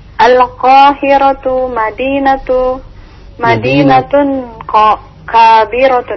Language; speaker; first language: Arabic; non-native, learner; Indonesian